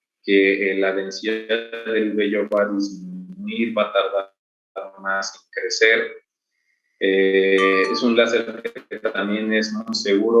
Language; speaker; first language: Spanish; native; Spanish